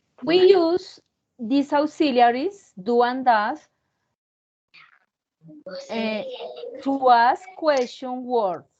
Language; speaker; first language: English; non-native, learner; Spanish